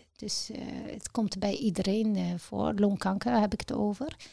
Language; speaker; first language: Dutch; non-native, fluent; Arabic